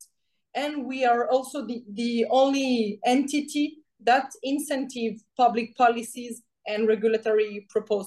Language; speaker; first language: English; non-native, fluent; Spanish